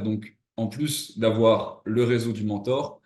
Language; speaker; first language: French; native; French